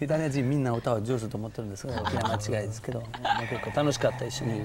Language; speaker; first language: Japanese; non-native, fluent; Italian